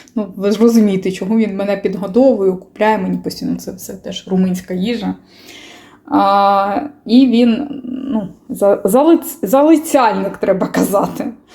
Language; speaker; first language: Ukrainian; non-native, local second language; Russian